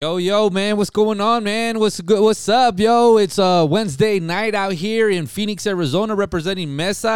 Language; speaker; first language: English; early bilingual, other home language; Spanish